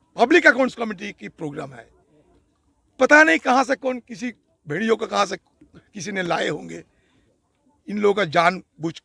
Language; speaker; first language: Hindi; non-native, local second language; Bangla